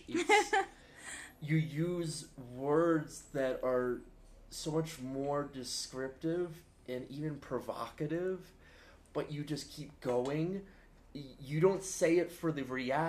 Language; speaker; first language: English; native; English